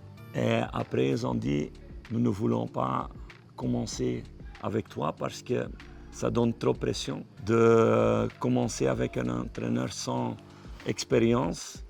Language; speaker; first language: French; non-native, local second language; Dutch